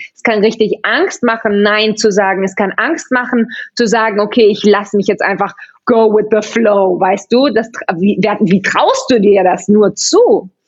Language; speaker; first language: German; early bilingual, heritage; German